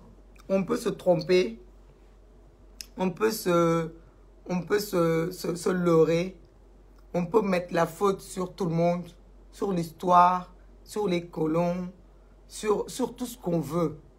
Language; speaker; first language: French; non-native, local second language; Wolof